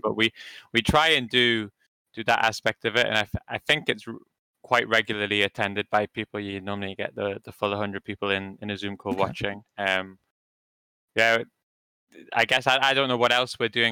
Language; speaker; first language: English; native; English